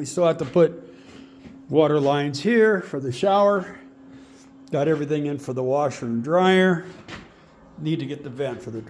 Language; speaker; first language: English; native; English